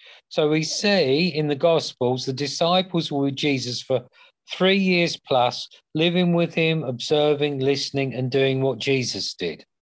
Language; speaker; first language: English; native; English